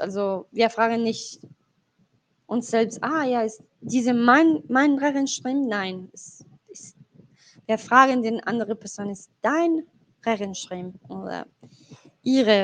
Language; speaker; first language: German; non-native, learner; Spanish